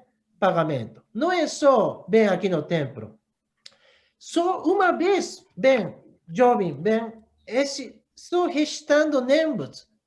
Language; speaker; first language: Portuguese; non-native, learner; Japanese